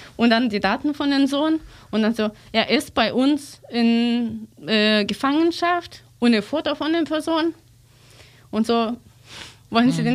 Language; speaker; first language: German; non-native, learner; Russian